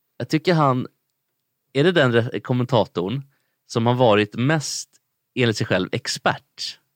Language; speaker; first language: Swedish; native; Swedish